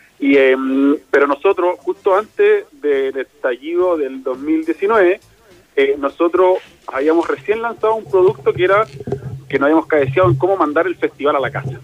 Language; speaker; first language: Spanish; native; Spanish